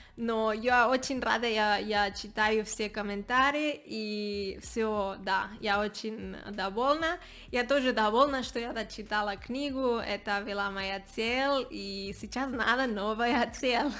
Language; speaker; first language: Russian; non-native, learner; Spanish